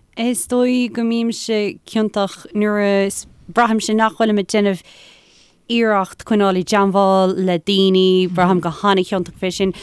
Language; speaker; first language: Irish; non-native, local second language; English